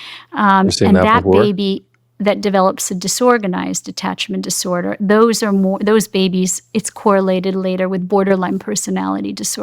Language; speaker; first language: English; native; English